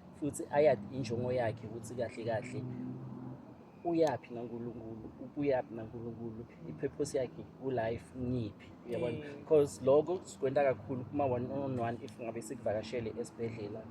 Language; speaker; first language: Zulu; non-native, local second language; Swati